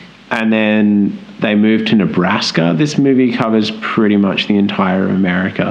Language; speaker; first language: English; native; English